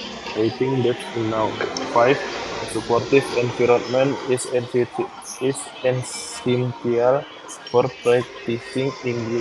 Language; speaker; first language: English; non-native, learner; Indonesian